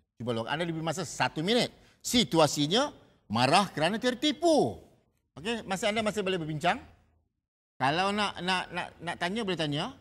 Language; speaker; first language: Malay; native; Malay